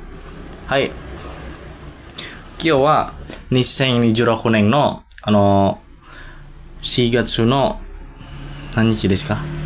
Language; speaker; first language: Japanese; non-native, learner; Indonesian